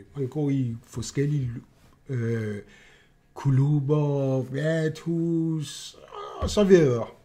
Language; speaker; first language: Danish; non-native, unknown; Persian